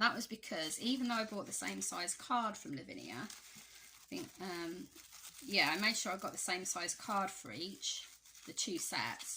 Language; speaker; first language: English; native; English